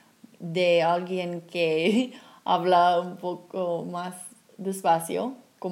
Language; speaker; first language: Spanish; non-native, fluent; English